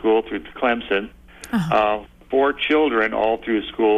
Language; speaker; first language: English; native; English